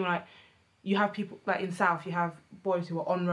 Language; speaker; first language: English; native; English